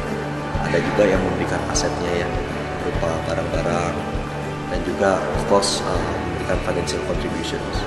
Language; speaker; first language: Indonesian; native; Indonesian